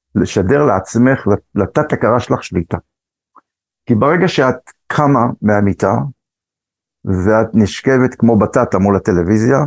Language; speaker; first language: Hebrew; early bilingual, other home language; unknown